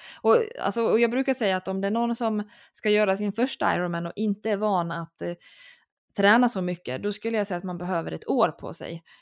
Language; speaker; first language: Swedish; native; Swedish